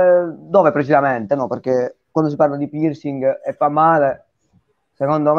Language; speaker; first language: Italian; native; Italian